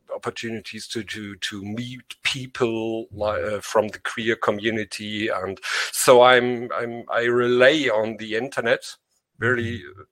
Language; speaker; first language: English; non-native, learner; German